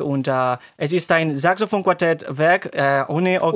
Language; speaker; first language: German; non-native, fluent; Spanish